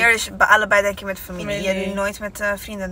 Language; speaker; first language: Dutch; non-native, learner; Italian